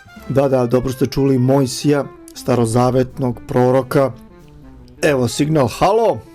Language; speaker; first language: Bosnian; native; Bosnian